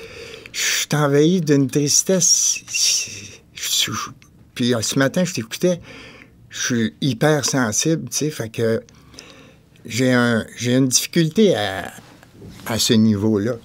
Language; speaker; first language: French; native; French